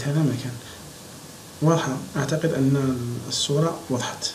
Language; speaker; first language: Arabic; native; Arabic